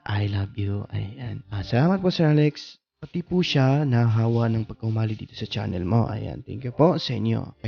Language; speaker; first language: Filipino; non-native, local second language; Cebuano